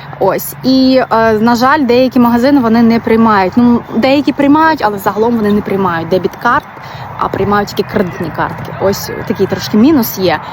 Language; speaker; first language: Ukrainian; non-native, local second language; Russian